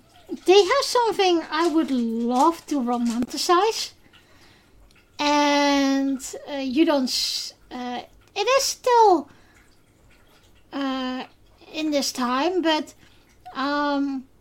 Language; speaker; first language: English; non-native, fluent; Dutch